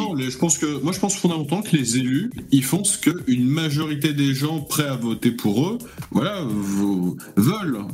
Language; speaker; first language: French; native; French